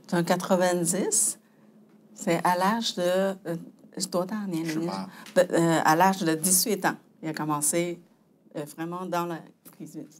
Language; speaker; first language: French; non-native, fluent; Chinese